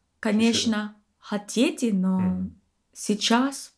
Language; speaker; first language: Russian; non-native, learner; English